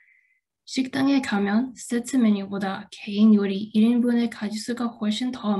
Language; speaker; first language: Korean; non-native, fluent; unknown